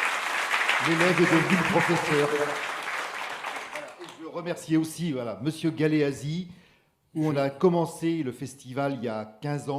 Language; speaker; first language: French; native; French